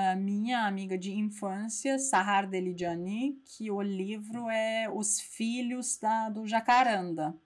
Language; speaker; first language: Portuguese; non-native, fluent; Persian